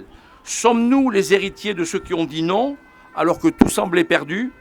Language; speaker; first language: French; native; French